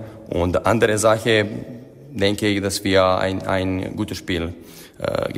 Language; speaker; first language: German; non-native, learner; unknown